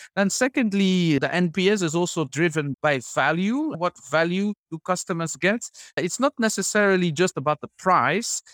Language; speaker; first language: English; non-native, fluent; Dutch